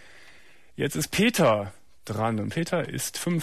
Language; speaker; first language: German; native; German